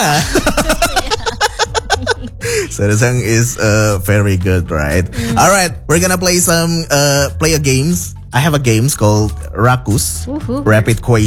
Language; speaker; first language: English; non-native, fluent; Indonesian